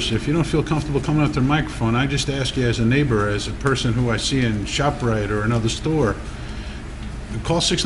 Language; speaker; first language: English; early bilingual, other home language; Italian